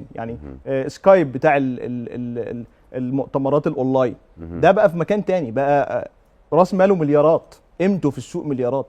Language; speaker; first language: Arabic; native; Arabic